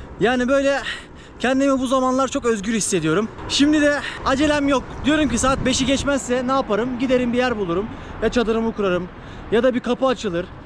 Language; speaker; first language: Turkish; native; Turkish